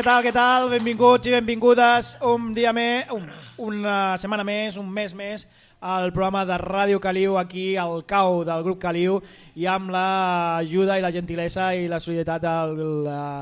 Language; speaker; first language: Catalan; native; Catalan